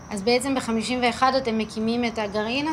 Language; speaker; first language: Hebrew; native; Hebrew